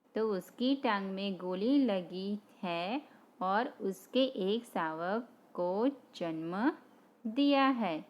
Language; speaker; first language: Hindi; non-native, local second language; Gujarati